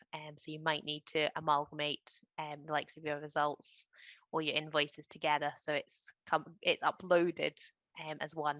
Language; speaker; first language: English; native; English